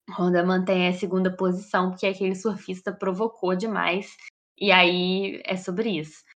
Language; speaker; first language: Portuguese; native; Portuguese